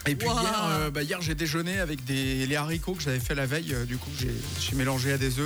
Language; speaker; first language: French; native; French